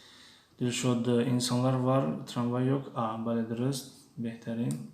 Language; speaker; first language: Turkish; non-native, fluent; Tajik